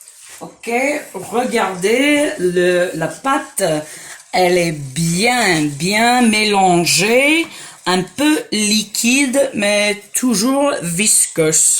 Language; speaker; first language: French; non-native, fluent; English